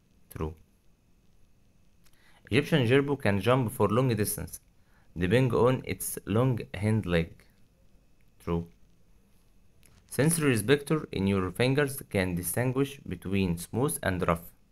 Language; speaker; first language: English; non-native, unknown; Arabic